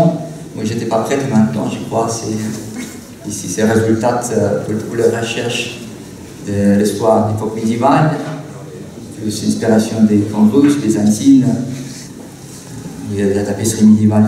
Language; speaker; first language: French; non-native, learner; Russian